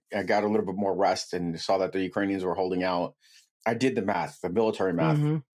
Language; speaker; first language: English; native; English